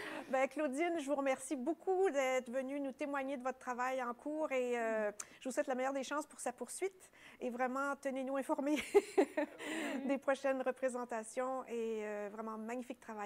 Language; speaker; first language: French; native; French